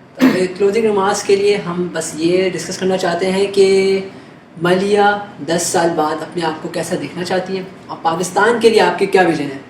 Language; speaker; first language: Urdu; native; Urdu